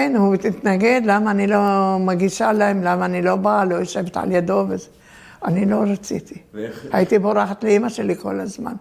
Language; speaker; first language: Hebrew; early bilingual, other home language; Turkish